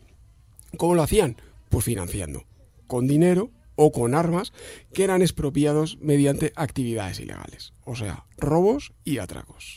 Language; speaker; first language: Spanish; native; Spanish